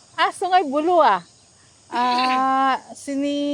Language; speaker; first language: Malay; non-native, learner; Filipino